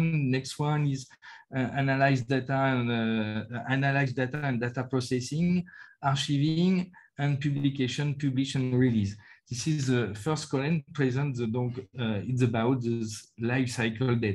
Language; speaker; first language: English; non-native, learner; French